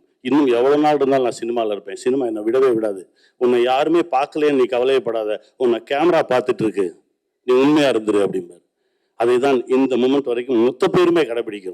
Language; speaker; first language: Tamil; native; Tamil